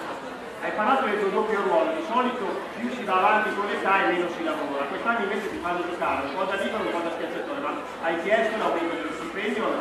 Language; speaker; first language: Italian; native; Italian